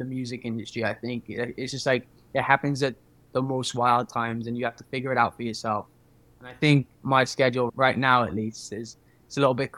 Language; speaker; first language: English; native; English